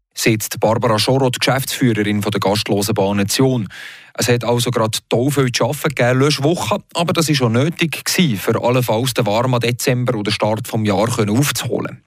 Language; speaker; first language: German; native; German